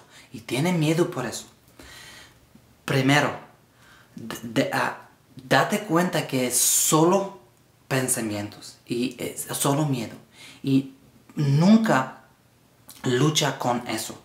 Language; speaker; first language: Spanish; non-native, learner; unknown